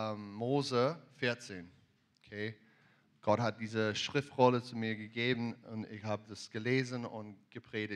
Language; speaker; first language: German; non-native, fluent; English